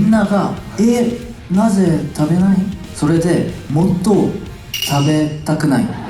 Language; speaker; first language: Japanese; non-native, learner; Korean